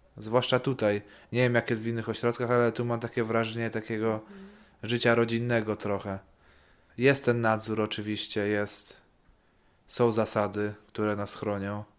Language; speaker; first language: Polish; early bilingual, heritage; Polish